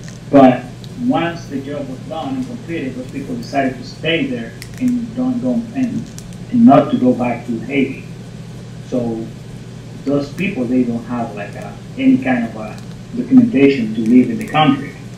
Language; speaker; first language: English; non-native, fluent; Spanish